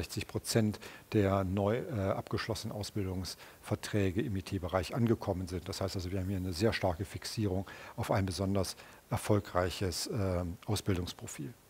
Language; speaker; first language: German; native; German